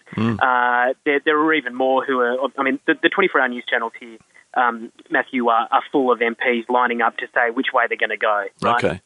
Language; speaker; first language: English; native; English